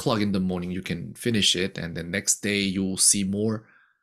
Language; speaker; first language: English; non-native, fluent; Korean